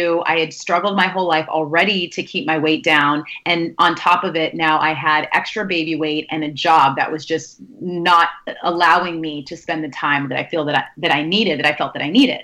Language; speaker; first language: English; native; English